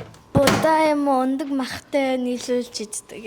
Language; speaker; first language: Mongolian; early bilingual, heritage; Mongolian